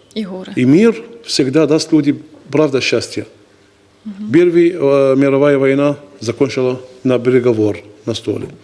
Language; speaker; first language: Russian; non-native, learner; Arabic